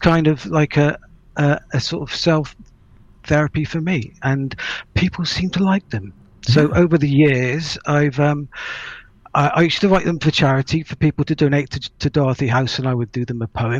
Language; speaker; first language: English; native; English